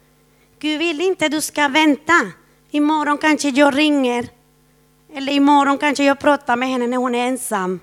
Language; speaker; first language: Swedish; non-native, fluent; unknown